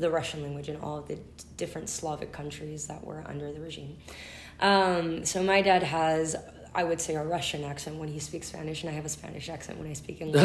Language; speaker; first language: English; non-native, fluent; Spanish